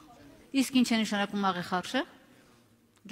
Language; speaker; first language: Armenian; native; Armenian